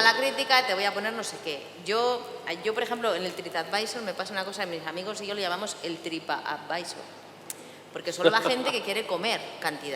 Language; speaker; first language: Spanish; native; Spanish